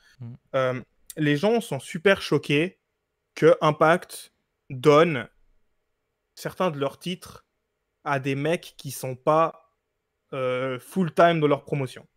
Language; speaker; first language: French; early bilingual, other home language; Portuguese